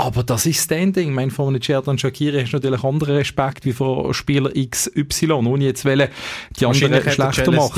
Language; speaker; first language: German; native; German